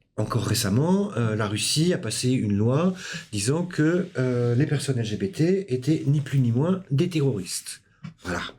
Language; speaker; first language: French; native; French